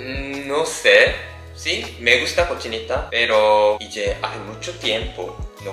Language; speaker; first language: Spanish; non-native, learner; Japanese